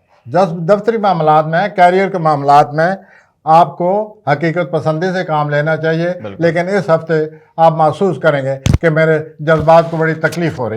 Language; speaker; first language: Urdu; native; Urdu